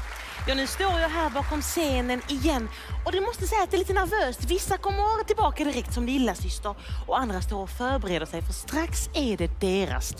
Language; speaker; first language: Swedish; native; Swedish